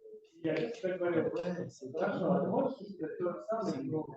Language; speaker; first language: Russian; non-native, learner; Spanish